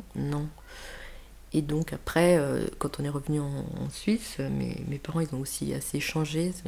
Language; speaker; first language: French; native; French